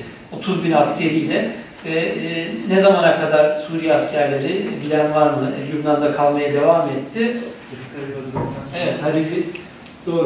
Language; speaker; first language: Turkish; native; Turkish